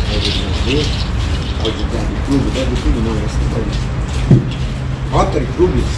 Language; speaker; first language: Portuguese; non-native, local second language; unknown